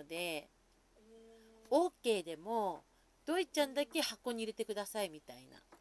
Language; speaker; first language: Japanese; native; Japanese